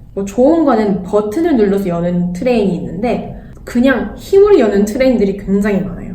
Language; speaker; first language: Korean; native; Korean